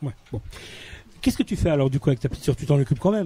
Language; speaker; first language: French; native; French